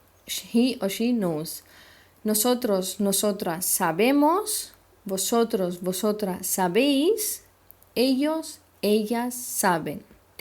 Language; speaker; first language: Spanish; non-native, fluent; Hindi